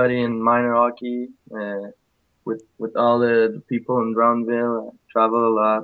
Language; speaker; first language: English; non-native, fluent; French